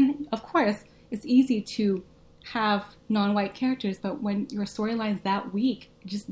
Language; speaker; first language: English; early bilingual, other home language; Vietnamese